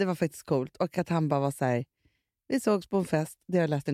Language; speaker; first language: Swedish; native; Swedish